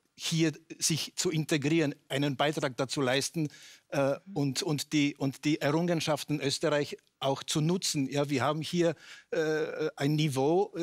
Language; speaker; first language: German; non-native, fluent; Polish